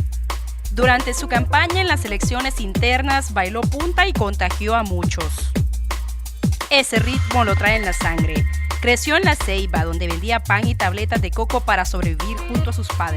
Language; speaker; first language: Spanish; native; Spanish